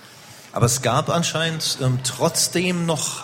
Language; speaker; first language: German; native; German